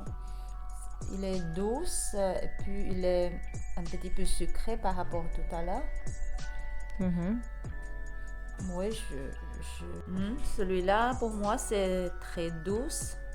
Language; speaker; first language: French; non-native, learner; Chinese